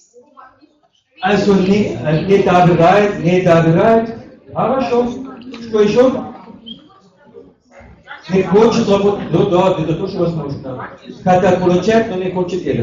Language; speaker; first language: Russian; non-native, learner; German